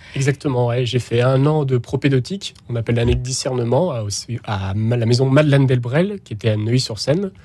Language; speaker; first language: French; native; French